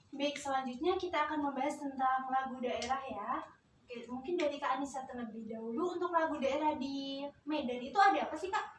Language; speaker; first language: Indonesian; native; Indonesian